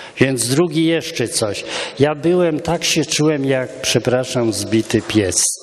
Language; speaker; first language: Polish; non-native, local second language; Romany